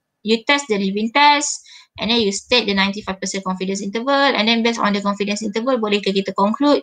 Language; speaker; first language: English; non-native, local second language; Malay